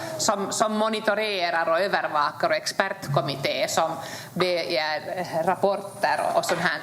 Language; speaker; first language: Swedish; native; Swedish